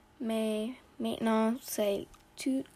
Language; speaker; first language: French; non-native, learner; English